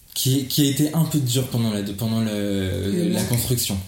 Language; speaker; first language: French; native; French